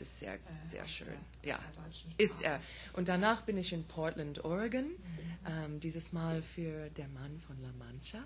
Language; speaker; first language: German; non-native, fluent; English